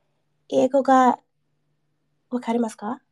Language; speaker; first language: Japanese; non-native, learner; English